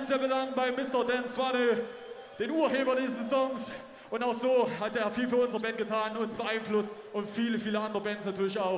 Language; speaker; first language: German; native; German